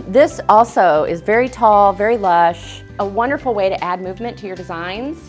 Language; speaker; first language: English; native; English